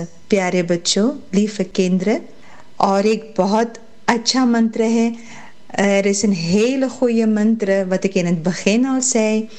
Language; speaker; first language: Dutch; early bilingual, heritage; Caribbean Hindustani